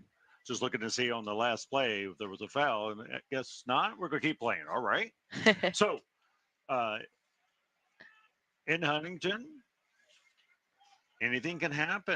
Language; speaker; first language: English; native; English